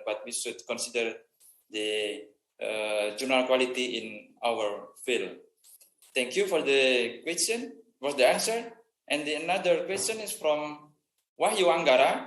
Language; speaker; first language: English; non-native, fluent; Indonesian